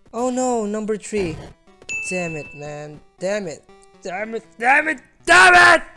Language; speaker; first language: English; non-native, local second language; Filipino